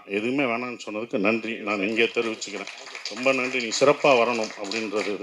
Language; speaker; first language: Tamil; native; Tamil